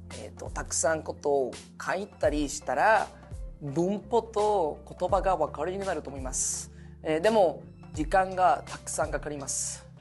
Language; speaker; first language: Japanese; non-native, learner; Spanish